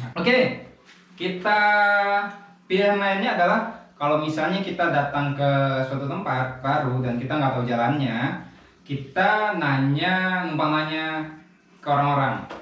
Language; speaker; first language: Indonesian; non-native, local second language; Minangkabau